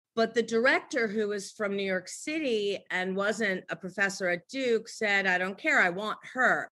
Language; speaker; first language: English; native; English